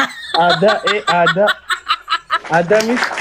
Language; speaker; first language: Indonesian; non-native, learner; Oromo